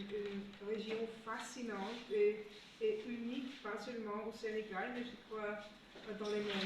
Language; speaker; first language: French; non-native, fluent; German